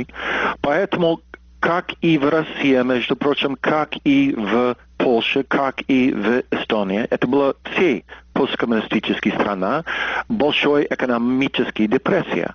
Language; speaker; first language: Russian; non-native, fluent; English